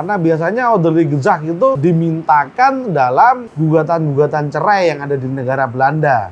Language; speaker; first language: Indonesian; native; Indonesian